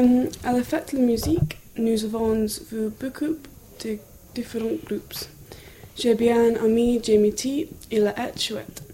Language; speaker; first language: French; non-native, learner; English